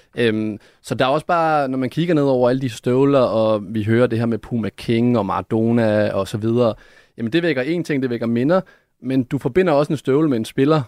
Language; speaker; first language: Danish; early bilingual, other home language; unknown